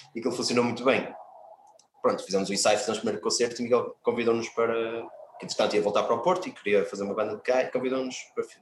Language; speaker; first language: Portuguese; native; Portuguese